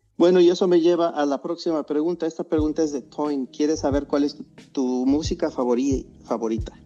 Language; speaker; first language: Spanish; non-native, fluent; English